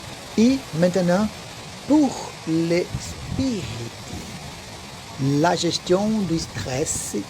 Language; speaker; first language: French; non-native, learner; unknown